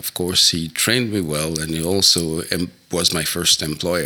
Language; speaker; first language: English; non-native, local second language; Yoruba